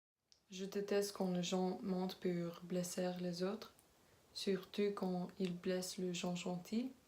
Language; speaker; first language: French; non-native, learner; Spanish